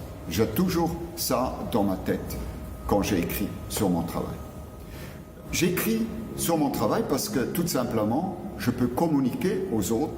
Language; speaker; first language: French; non-native, local second language; German